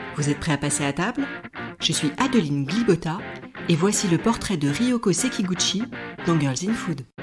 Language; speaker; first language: French; native; French